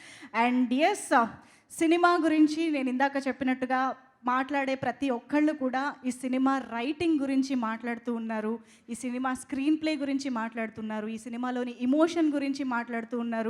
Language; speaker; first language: Telugu; native; Telugu